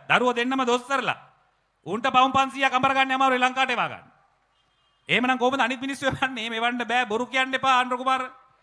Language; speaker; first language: Sinhala; native; Sinhala